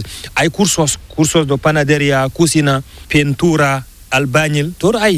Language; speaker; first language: Spanish; non-native, learner; Fula